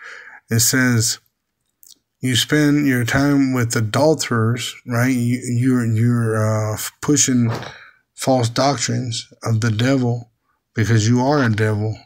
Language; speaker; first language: English; native; English